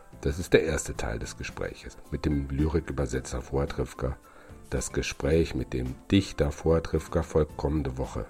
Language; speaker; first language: German; native; German